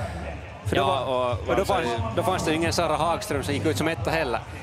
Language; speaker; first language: Swedish; native; Swedish